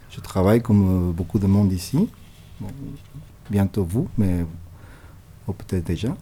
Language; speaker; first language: French; non-native, fluent; Spanish